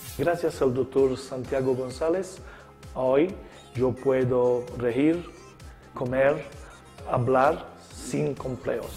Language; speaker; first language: Spanish; non-native, learner; Italian